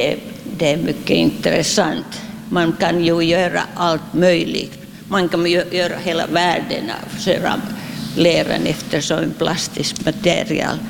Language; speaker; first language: Swedish; non-native, local second language; Finnish